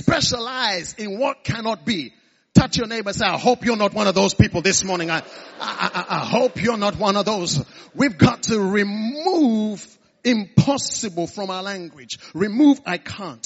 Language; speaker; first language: English; non-native, local second language; Igbo